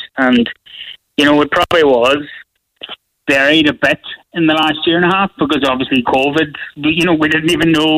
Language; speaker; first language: English; native; English